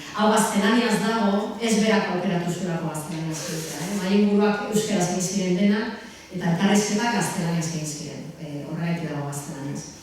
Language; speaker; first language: Basque; native; Basque